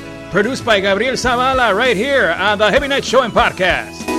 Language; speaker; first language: English; early bilingual, other home language; Spanish